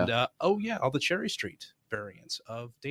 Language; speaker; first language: English; native; English